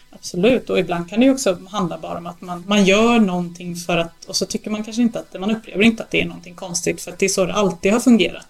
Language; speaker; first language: Swedish; native; Swedish